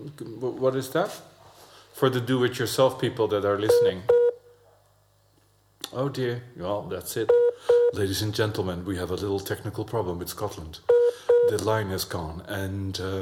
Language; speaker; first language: English; non-native, fluent; Dutch